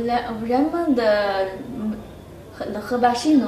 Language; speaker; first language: French; non-native, learner; Chinese